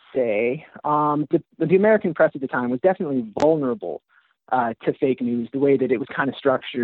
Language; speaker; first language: English; native; English